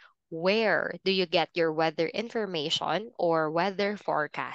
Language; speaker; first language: English; non-native, fluent; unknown